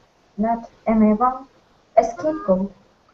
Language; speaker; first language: English; non-native, learner; Russian